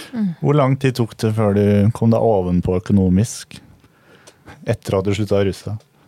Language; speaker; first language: Norwegian; native; Norwegian